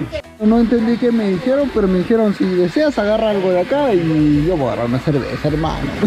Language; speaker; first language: Spanish; native; Spanish